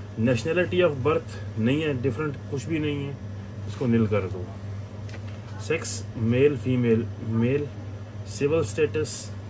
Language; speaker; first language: Urdu; non-native, local second language; Punjabi